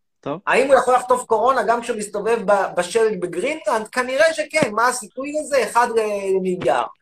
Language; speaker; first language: Hebrew; native; Hebrew